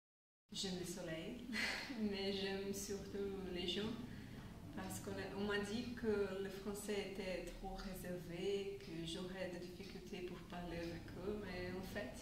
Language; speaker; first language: French; non-native, fluent; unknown